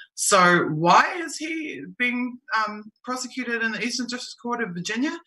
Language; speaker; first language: English; native; English